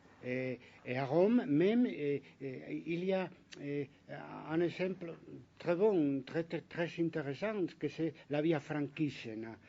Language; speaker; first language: French; non-native, fluent; Spanish